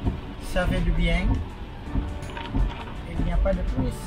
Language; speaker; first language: French; non-native, fluent; Indonesian